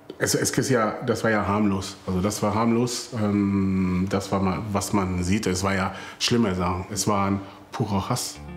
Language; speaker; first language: German; early bilingual, other home language; Akan